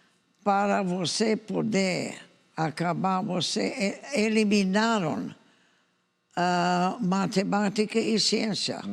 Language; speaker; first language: Portuguese; non-native, fluent; English